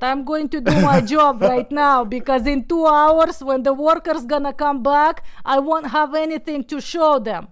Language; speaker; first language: English; non-native, fluent; Russian